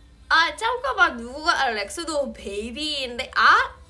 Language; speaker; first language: Korean; non-native, fluent; English